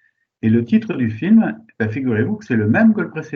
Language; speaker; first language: French; native; French